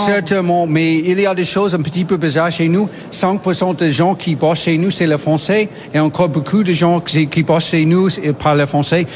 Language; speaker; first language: French; non-native, learner; English